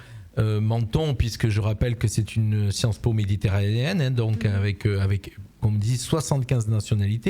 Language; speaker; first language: French; native; French